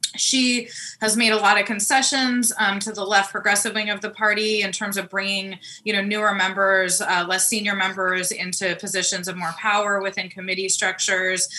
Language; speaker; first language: English; native; English